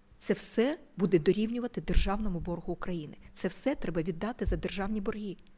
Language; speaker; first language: Ukrainian; non-native, local second language; Russian